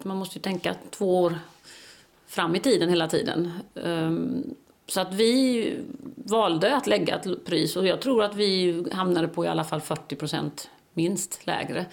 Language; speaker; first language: Swedish; native; Swedish